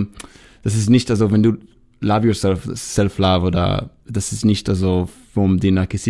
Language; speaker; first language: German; non-native, learner; Hebrew